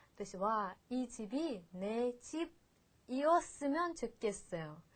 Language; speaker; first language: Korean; non-native, fluent; Russian